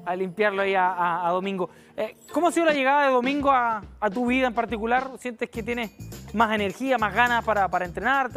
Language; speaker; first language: Spanish; native; Spanish